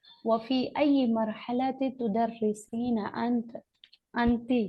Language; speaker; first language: Arabic; non-native, learner; Urdu